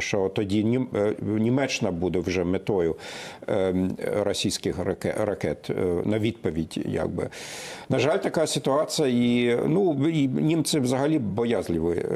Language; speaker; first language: Ukrainian; non-native, fluent; German